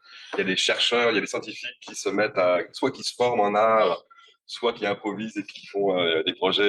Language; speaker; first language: French; native; French